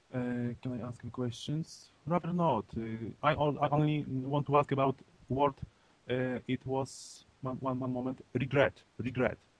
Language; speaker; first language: English; non-native, learner; Polish